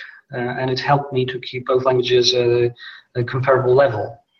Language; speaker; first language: English; non-native, fluent; Polish